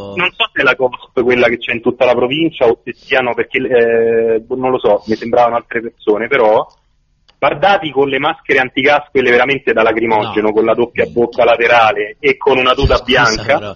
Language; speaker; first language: Italian; native; Italian